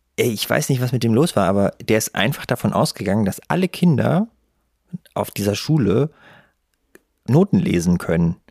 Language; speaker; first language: German; early bilingual, other home language; Russian